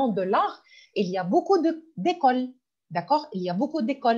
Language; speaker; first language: French; non-native, fluent; Arabic